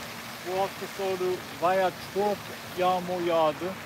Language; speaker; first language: Turkish; non-native, learner; English